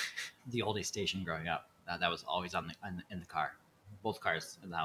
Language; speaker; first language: English; native; English